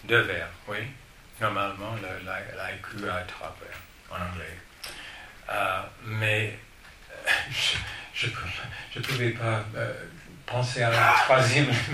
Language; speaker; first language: French; non-native, fluent; English